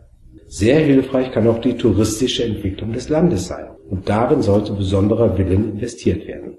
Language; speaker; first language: German; native; German